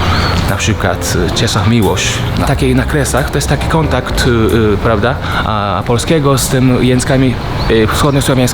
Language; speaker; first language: Polish; non-native, fluent; Japanese